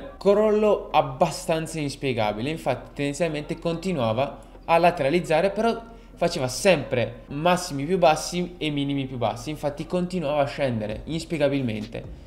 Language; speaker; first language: Italian; native; Italian